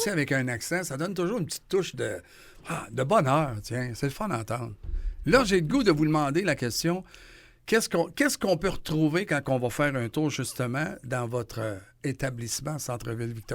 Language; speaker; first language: French; native; French